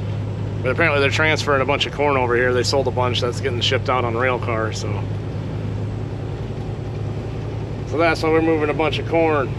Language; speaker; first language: English; native; English